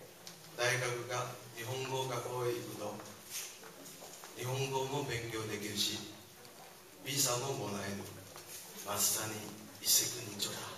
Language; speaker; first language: Japanese; non-native, fluent; Chinese